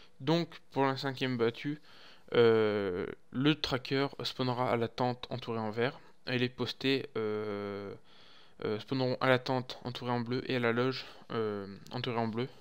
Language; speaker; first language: French; native; French